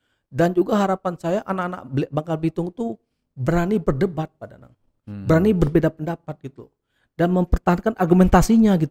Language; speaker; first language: Indonesian; native; Indonesian